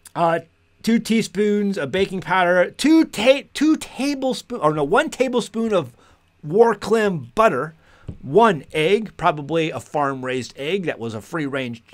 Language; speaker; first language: English; native; English